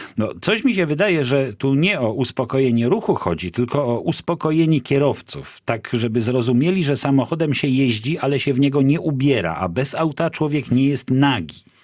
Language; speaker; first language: Polish; native; Polish